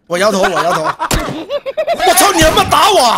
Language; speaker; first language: Chinese; native; Chinese